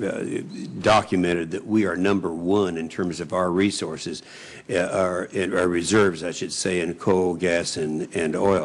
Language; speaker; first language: English; native; English